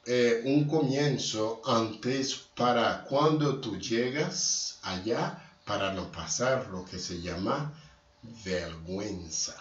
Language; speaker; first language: Spanish; non-native, learner; Haitian Creole